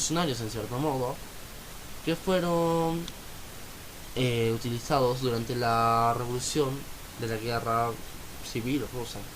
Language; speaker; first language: Spanish; native; Spanish